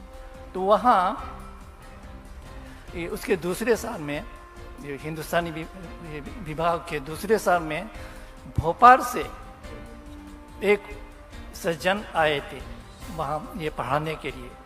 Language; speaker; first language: Hindi; non-native, fluent; Japanese